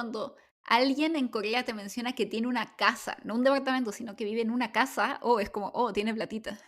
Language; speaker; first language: Spanish; native; Spanish